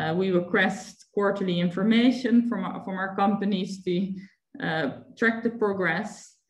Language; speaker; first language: English; non-native, fluent; Dutch